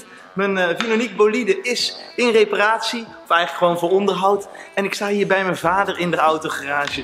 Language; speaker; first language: Dutch; native; Dutch